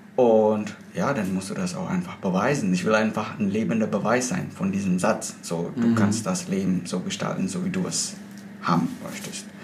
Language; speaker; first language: German; non-native, fluent; Indonesian